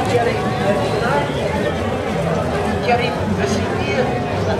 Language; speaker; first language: Spanish; non-native, learner; English